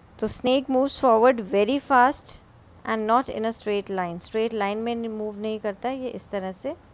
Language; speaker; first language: Hindi; native; Hindi